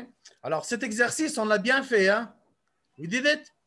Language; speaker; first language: French; non-native, local second language; Arabic